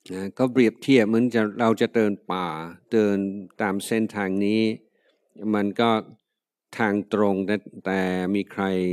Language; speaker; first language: Thai; non-native, fluent; English